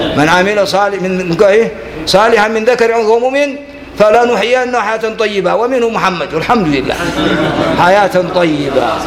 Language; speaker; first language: Arabic; non-native, fluent; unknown